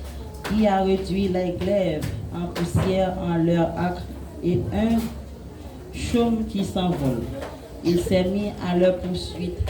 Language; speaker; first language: French; non-native, local second language; Haitian Creole